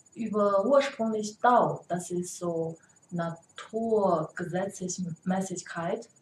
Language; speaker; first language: German; non-native, learner; Chinese